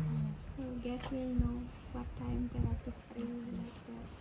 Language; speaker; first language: English; non-native, learner; Indonesian